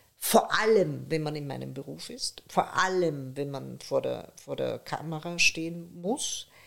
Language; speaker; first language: German; early bilingual, other home language; Persian